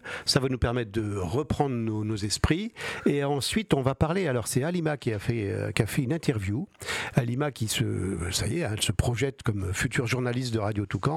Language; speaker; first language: French; native; French